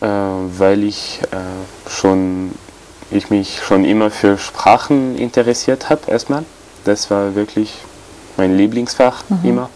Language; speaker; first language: German; non-native, fluent; French